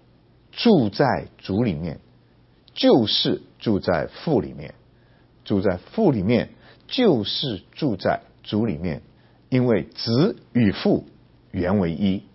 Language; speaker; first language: Chinese; native; Chinese